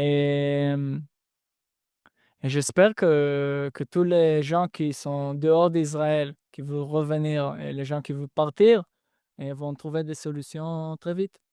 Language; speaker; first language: French; non-native, fluent; Hebrew